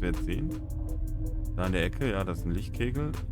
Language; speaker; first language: German; native; German